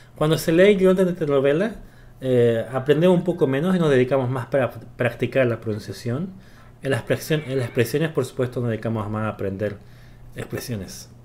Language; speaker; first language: Spanish; early bilingual, other home language; Korean